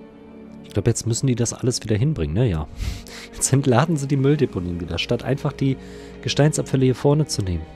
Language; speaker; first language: German; native; German